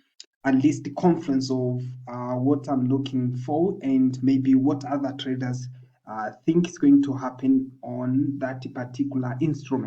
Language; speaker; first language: English; non-native, local second language; Swahili